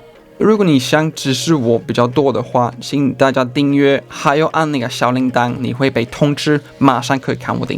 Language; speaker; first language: Chinese; non-native, fluent; Swedish